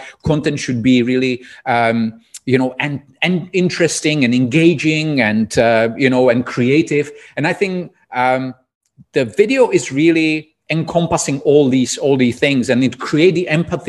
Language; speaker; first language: English; non-native, fluent; Czech